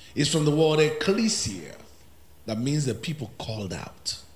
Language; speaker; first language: English; non-native, local second language; Yoruba